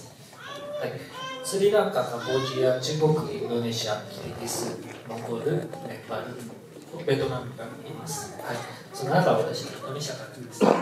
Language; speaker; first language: Japanese; non-native, fluent; Indonesian